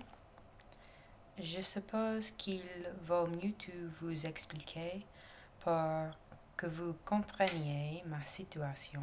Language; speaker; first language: French; non-native, learner; English